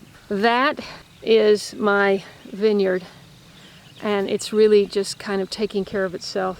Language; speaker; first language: English; native; English